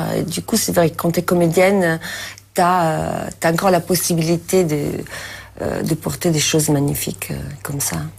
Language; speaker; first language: French; non-native, fluent; Italian